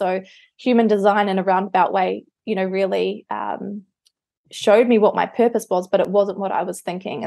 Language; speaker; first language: English; native; English